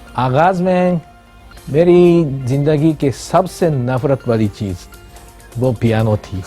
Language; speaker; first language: Urdu; non-native, fluent; Japanese